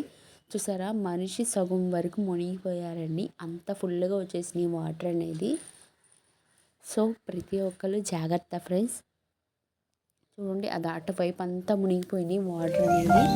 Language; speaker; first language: Telugu; native; Telugu